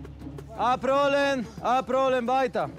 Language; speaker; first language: German; non-native, learner; Italian